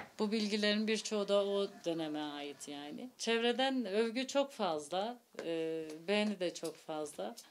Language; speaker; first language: Turkish; early bilingual, heritage; Turkish